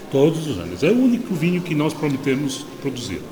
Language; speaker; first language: Portuguese; non-native, fluent; English